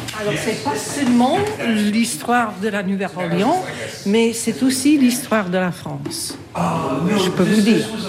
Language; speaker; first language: French; non-native, fluent; English